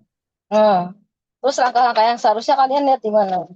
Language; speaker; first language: Indonesian; native; Indonesian